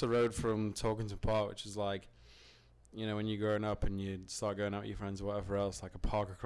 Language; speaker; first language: English; native; English